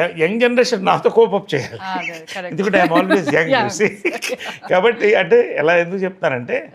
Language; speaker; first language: Telugu; native; Telugu